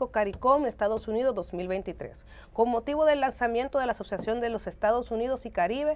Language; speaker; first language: Spanish; native; Spanish